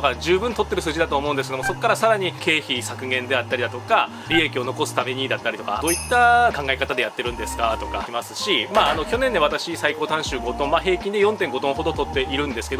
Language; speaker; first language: Japanese; native; Japanese